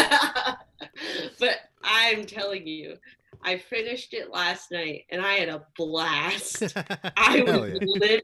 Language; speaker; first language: English; native; English